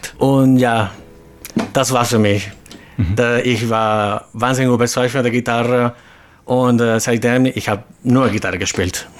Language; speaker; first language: German; non-native, fluent; Spanish